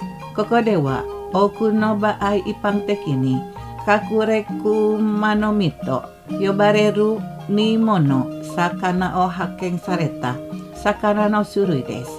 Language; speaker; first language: Japanese; non-native, learner; Indonesian